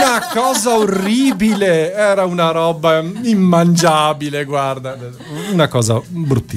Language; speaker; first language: Italian; native; Italian